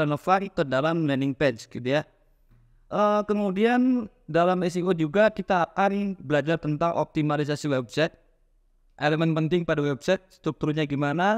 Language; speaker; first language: Indonesian; native; Indonesian